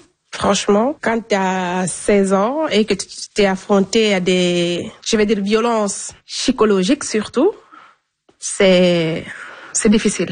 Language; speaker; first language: French; non-native, local second language; Fula